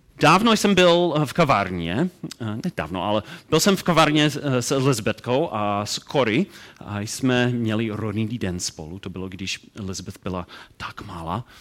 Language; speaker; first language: Czech; non-native, learner; English